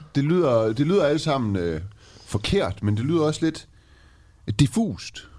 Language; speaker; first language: Danish; early bilingual, other home language; Persian